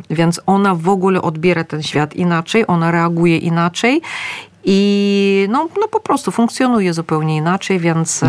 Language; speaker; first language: Polish; non-native, fluent; Russian